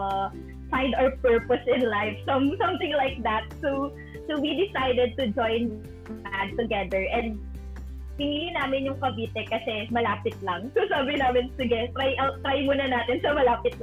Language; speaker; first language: English; non-native, local second language; Bikol